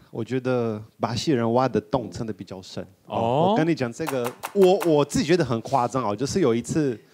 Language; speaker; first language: Chinese; non-native, fluent; Portuguese